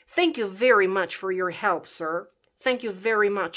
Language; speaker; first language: English; non-native, fluent; Romanian